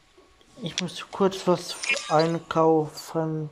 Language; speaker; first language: German; non-native, learner; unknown